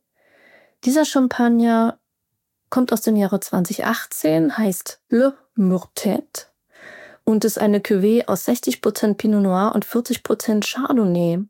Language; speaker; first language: German; native; German